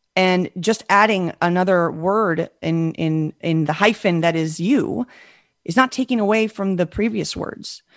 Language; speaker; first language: English; early bilingual, other home language; Spanish